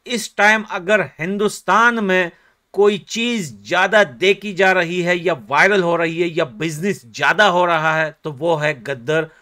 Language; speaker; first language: Hindi; native; Hindi